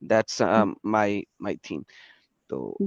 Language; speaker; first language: Hindi; native; Hindi